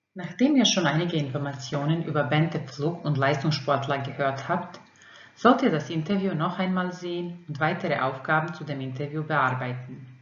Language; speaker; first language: German; non-native, fluent; Croatian